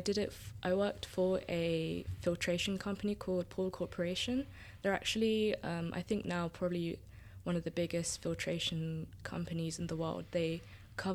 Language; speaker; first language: English; native; English